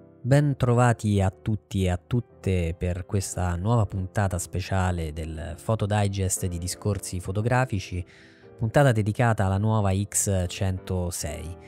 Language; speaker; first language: Italian; native; Italian